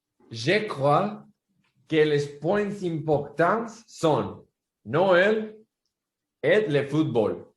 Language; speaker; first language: French; non-native, learner; Spanish